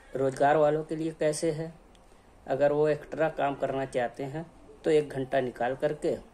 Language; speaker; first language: Hindi; native; Hindi